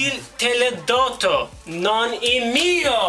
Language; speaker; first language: Italian; non-native, learner; English